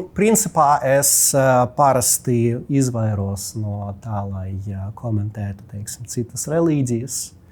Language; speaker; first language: Latvian; non-native, local second language; Russian